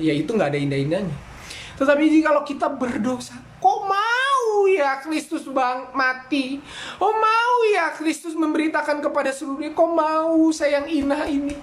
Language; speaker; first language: Indonesian; native; Indonesian